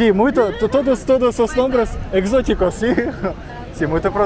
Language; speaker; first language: Portuguese; non-native, learner; Russian